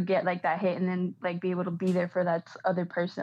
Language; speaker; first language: English; non-native, fluent; Spanish